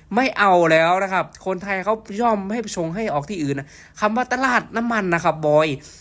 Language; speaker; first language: Thai; native; Thai